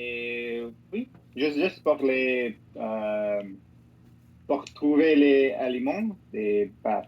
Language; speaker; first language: French; non-native, learner; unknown